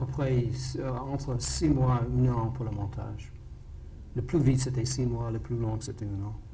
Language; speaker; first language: French; non-native, fluent; English